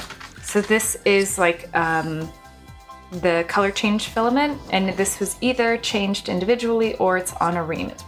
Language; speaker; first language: English; native; English